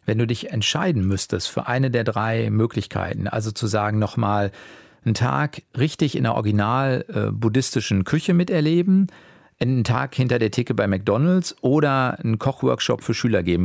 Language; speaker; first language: German; native; German